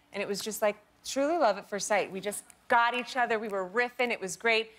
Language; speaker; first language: English; native; English